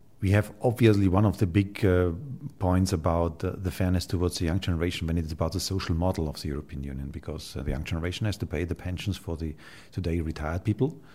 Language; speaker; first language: English; non-native, fluent; German